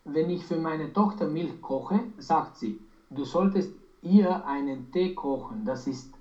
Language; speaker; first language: German; non-native, learner; Romanian